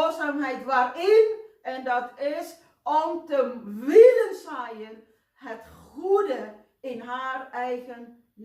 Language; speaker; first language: Dutch; non-native, fluent; Indonesian